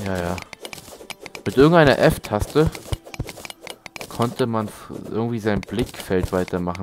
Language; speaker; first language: German; native; German